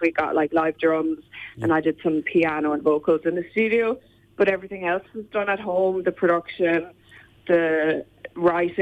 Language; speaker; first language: English; native; English